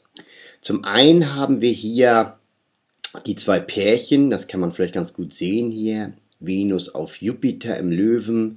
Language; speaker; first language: German; native; German